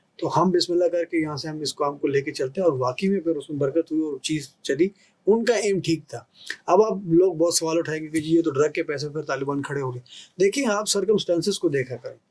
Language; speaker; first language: Urdu; non-native, local second language; Pashto